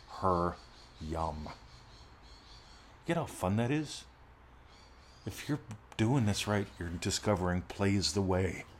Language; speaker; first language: English; native; English